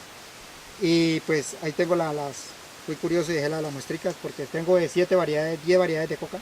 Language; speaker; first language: Spanish; native; Spanish